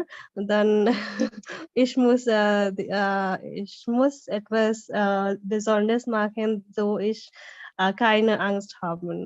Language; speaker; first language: German; non-native, learner; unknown